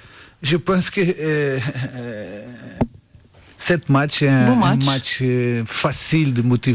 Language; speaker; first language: French; non-native, fluent; Portuguese